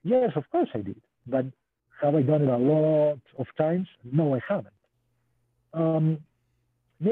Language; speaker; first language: English; non-native, fluent; Spanish